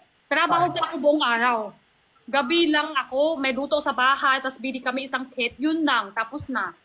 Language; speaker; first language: Filipino; non-native, learner; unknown